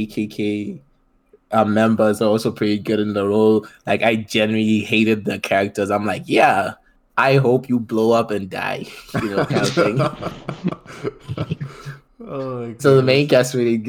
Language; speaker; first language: English; non-native, local second language; Nyanja